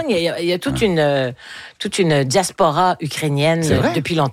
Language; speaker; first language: French; native; French